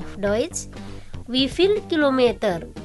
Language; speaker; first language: German; non-native, fluent; Indonesian